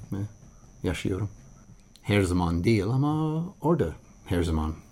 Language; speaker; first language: Turkish; non-native, learner; English